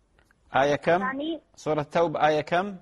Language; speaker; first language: Arabic; native; Arabic